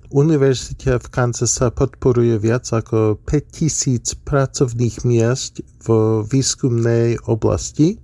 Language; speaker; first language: Slovak; early bilingual, heritage; Slovak